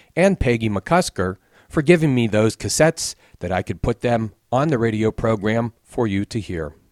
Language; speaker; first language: English; native; English